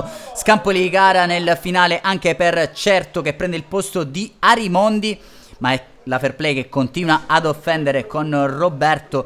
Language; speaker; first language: Italian; native; Italian